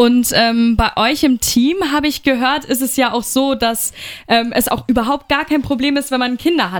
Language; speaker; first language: German; native; German